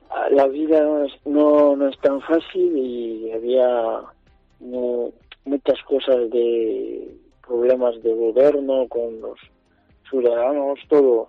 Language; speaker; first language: Spanish; non-native, learner; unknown